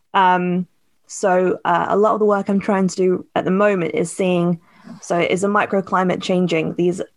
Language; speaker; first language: English; native; English